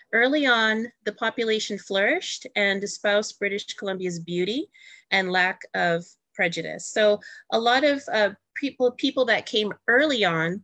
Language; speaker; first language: English; native; English